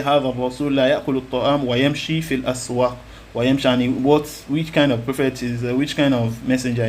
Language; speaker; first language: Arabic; non-native, fluent; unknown